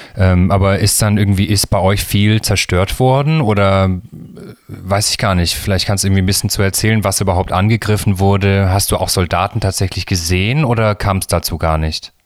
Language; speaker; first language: German; native; German